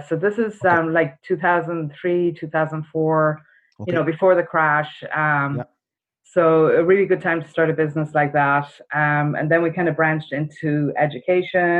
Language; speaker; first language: English; native; English